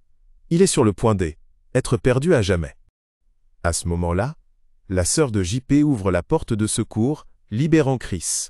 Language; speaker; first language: French; native; French